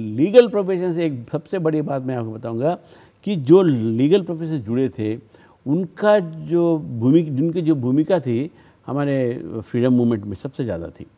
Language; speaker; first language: Hindi; non-native, local second language; Telugu